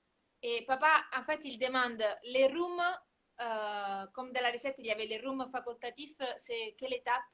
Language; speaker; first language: French; non-native, fluent; Italian